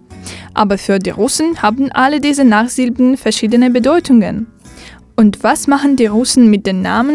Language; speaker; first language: German; non-native, fluent; Russian